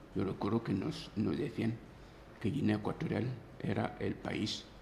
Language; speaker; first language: Spanish; non-native, local second language; Fang